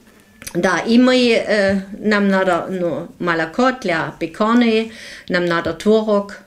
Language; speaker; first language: Ukrainian; non-native, learner; German